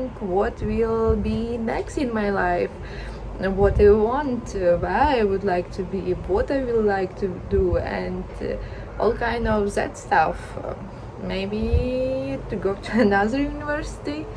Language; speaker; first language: English; non-native, learner; Ukrainian